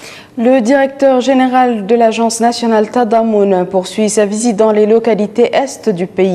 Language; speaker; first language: French; non-native, local second language; Arabic